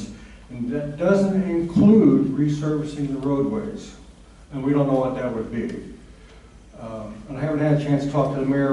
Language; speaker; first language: English; native; English